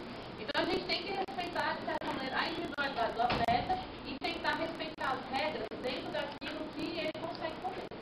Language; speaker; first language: Portuguese; native; Portuguese